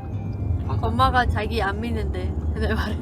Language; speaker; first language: Korean; non-native, fluent; Persian